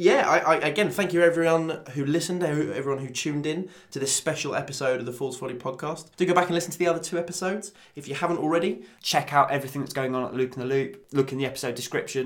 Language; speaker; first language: English; native; English